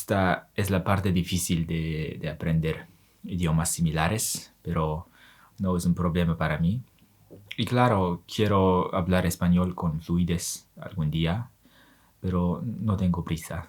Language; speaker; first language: Spanish; non-native, learner; Mongolian